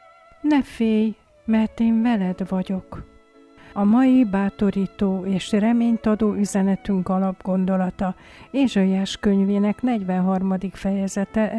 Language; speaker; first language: Hungarian; native; Hungarian